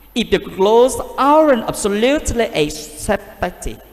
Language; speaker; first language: English; non-native, learner; Vietnamese